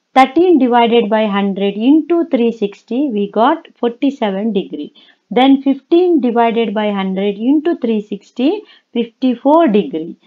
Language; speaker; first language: English; non-native, local second language; Kannada